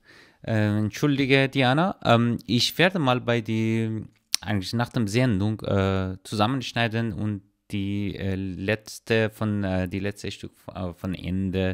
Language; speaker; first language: German; non-native, learner; Persian